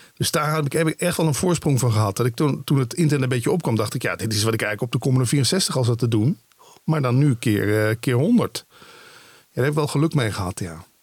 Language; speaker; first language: Dutch; native; Dutch